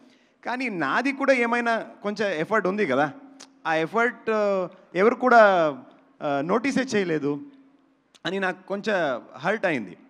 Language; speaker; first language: Telugu; non-native, local second language; Kannada